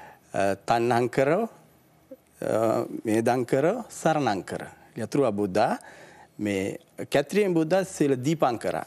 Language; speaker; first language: French; non-native, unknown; Sinhala